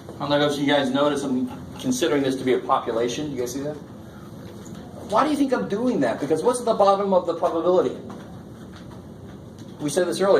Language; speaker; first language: English; native; English